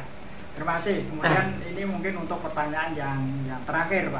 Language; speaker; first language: Indonesian; native; Indonesian